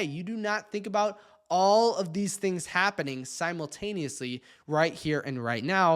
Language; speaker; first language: English; native; English